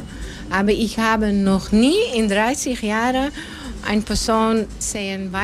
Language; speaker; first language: German; non-native, learner; Dutch